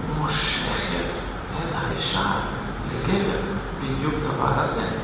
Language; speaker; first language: Hebrew; non-native, fluent; Russian